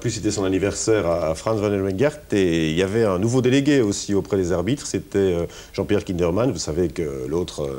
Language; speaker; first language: French; native; French